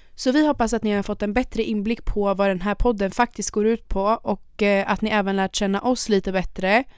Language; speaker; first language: Swedish; early bilingual, other home language; German